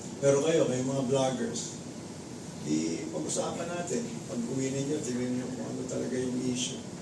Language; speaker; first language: Filipino; native; Filipino